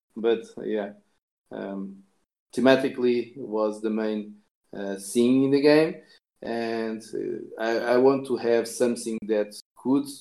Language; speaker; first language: English; non-native, fluent; Portuguese